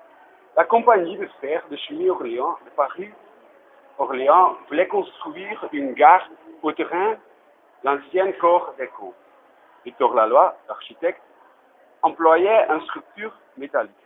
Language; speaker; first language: French; non-native, learner; Dutch